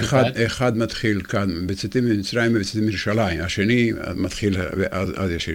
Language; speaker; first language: Hebrew; non-native, fluent; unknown